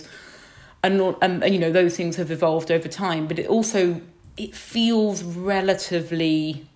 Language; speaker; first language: English; native; English